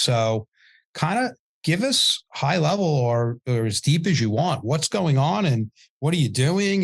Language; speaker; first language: English; native; English